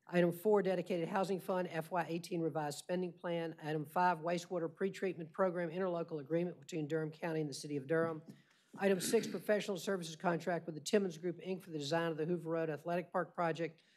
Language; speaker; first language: English; native; English